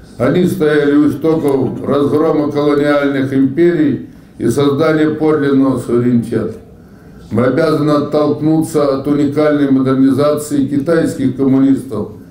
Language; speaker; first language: Russian; native; Russian